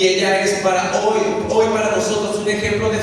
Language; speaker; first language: Spanish; native; Spanish